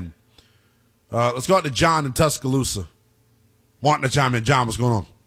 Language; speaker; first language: English; native; English